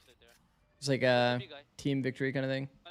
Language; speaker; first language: English; native; English